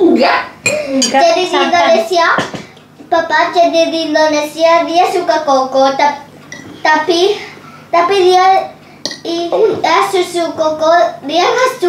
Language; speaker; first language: Indonesian; early bilingual, heritage; Spanish